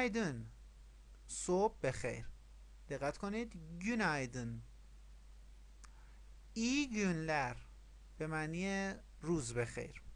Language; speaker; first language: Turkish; non-native, fluent; Persian